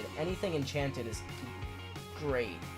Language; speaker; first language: English; native; English